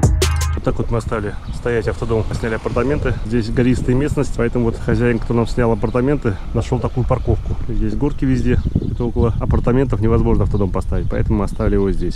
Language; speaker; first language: Russian; native; Russian